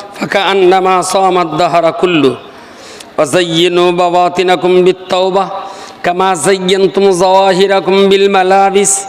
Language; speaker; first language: Arabic; non-native, fluent; Bangla